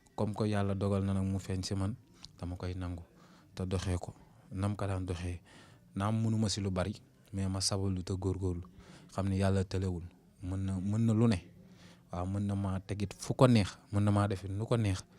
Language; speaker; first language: Wolof; native; Wolof